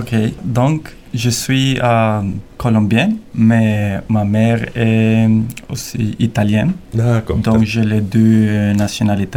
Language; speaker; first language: French; non-native, learner; Spanish